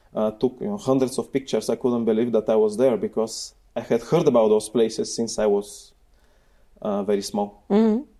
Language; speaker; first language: English; non-native, fluent; Bulgarian